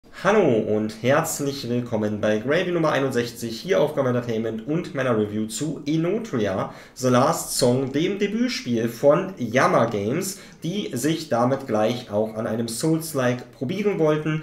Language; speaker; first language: German; native; German